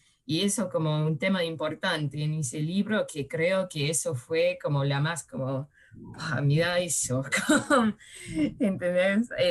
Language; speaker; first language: Spanish; early bilingual, heritage; Spanish